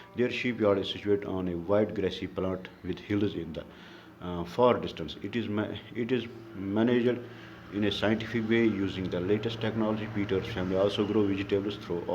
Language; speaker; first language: English; non-native, local second language; Urdu